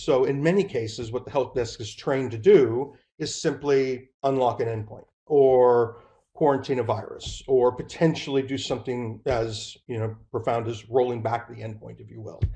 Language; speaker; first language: English; native; English